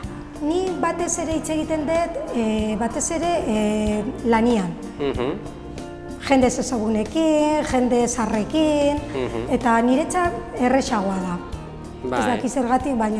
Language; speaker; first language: Basque; non-native, local second language; Spanish